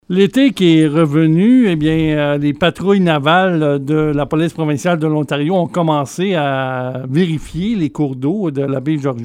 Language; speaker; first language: French; native; French